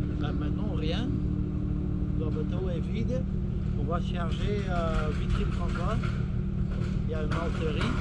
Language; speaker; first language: French; non-native, fluent; Dutch